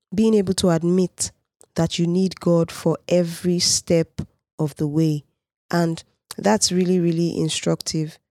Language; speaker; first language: English; non-native, local second language; Yoruba